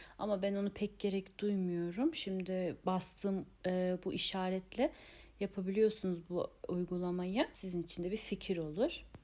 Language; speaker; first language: Turkish; early bilingual, heritage; Turkish